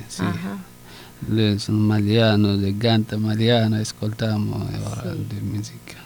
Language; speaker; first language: Italian; non-native, learner; Susu